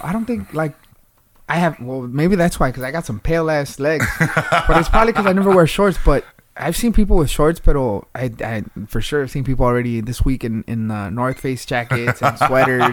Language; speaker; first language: English; early bilingual, other home language; Spanish